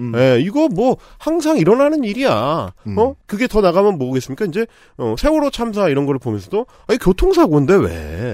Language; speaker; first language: Korean; native; Korean